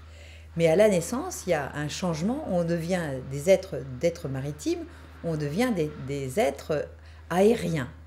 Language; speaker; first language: French; native; French